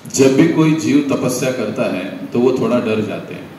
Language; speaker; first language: Hindi; non-native, local second language; Marathi